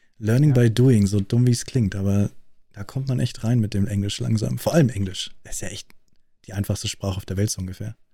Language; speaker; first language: German; native; German